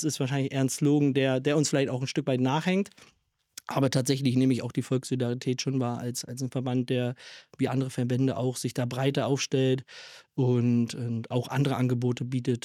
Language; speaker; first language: German; native; German